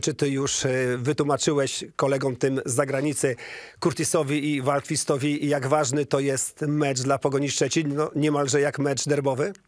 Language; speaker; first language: Polish; native; Polish